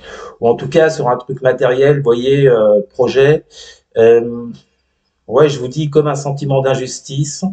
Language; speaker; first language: French; native; French